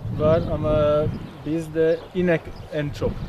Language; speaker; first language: Turkish; non-native, learner; French